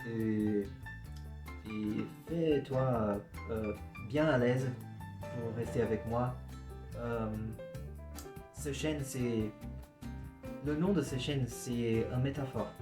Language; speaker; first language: French; non-native, learner; Portuguese